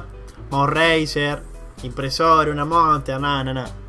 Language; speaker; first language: Spanish; native; Spanish